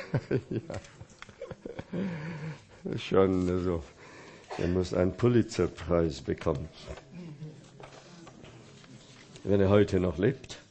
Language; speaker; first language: German; non-native, fluent; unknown